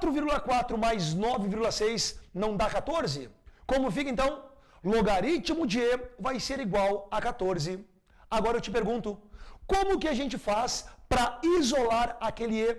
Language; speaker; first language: Portuguese; native; Portuguese